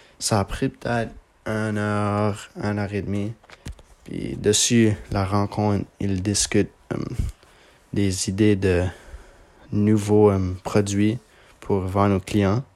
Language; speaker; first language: French; non-native, local second language; English